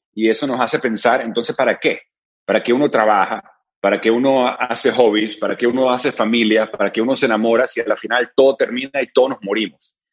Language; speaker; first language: Spanish; native; Spanish